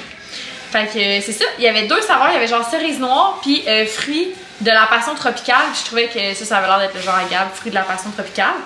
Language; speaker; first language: French; native; French